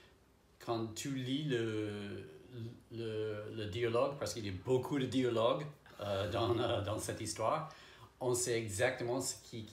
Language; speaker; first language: French; non-native, fluent; English